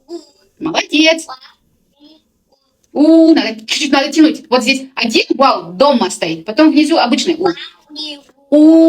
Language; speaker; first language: Russian; non-native, local second language; Kazakh